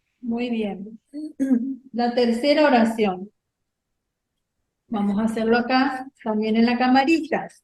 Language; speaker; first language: Spanish; native; Spanish